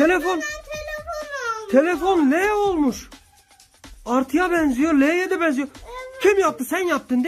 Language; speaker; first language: Turkish; native; Turkish